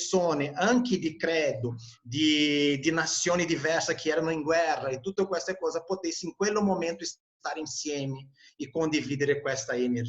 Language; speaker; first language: Italian; non-native, fluent; Portuguese